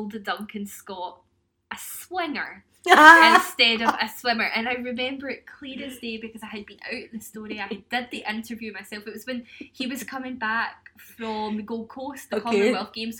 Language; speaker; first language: English; native; English